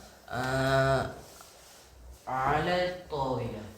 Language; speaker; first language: Arabic; non-native, learner; Uzbek